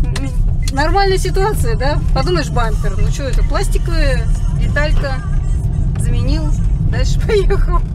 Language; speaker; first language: Russian; native; Russian